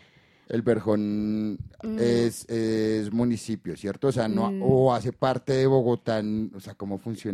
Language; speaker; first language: Spanish; native; Spanish